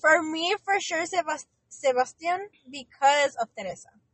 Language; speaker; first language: English; early bilingual, other home language; Spanish